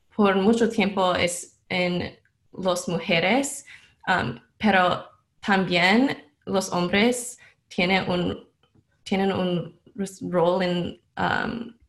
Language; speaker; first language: Spanish; non-native, learner; English